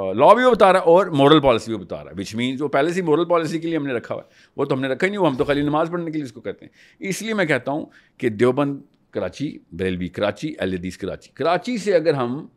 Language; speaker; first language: Urdu; native; Urdu